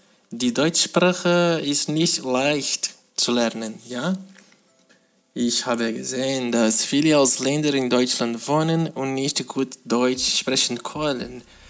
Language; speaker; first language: German; non-native, learner; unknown